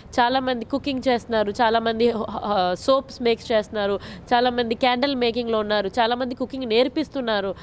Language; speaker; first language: Telugu; non-native, local second language; Hindi